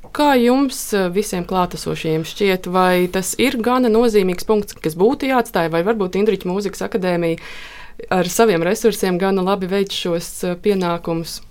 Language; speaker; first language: Latvian; native; Latvian